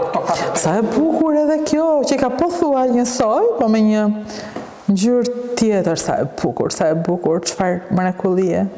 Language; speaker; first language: Albanian; native; Albanian